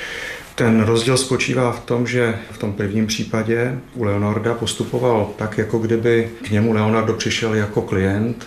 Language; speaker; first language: Czech; native; Czech